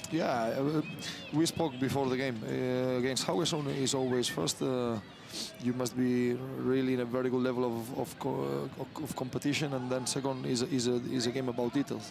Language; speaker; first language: English; non-native, learner; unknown